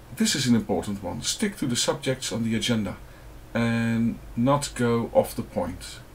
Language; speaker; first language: English; non-native, fluent; Dutch